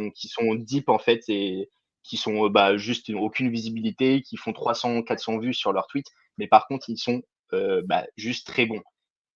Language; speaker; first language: French; native; French